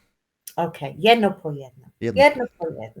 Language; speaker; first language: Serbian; non-native, learner; English